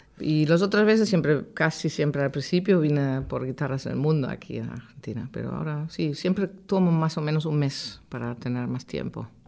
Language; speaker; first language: Spanish; non-native, fluent; German